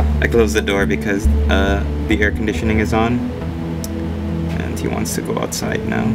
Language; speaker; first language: English; native; English